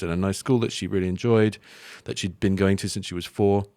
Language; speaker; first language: English; native; English